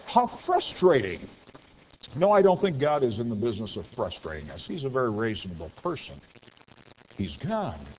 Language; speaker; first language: English; non-native, fluent; French